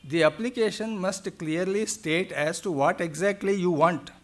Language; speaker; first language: English; non-native, local second language; Kannada